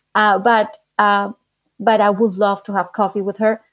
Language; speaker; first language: English; non-native, fluent; Spanish